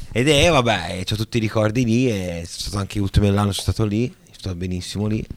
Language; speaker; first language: Italian; native; Italian